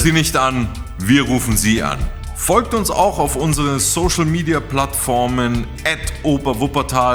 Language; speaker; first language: German; native; German